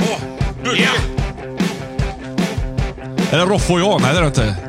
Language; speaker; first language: Swedish; native; Swedish